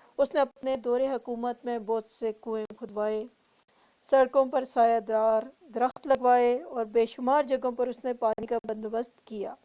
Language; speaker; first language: Urdu; non-native, local second language; Northern Hindko